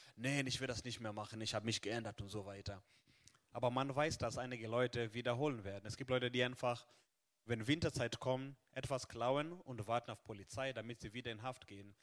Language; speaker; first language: German; non-native, fluent; Swahili